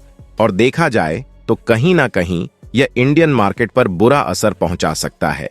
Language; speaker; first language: Hindi; native; Hindi